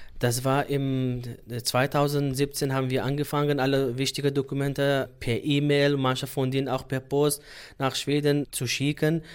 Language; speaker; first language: German; non-native, fluent; Central Kurdish